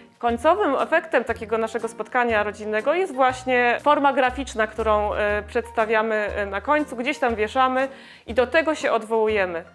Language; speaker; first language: Polish; native; Polish